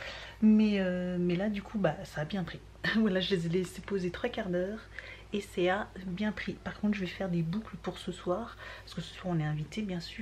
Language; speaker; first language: French; native; French